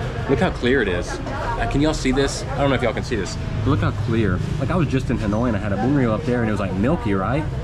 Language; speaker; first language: English; native; English